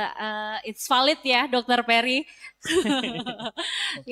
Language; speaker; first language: English; non-native, learner; Indonesian